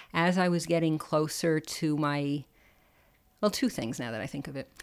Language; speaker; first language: English; native; English